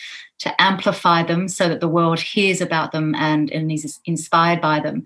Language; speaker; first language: English; native; English